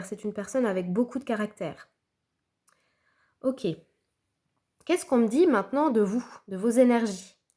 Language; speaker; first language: French; native; French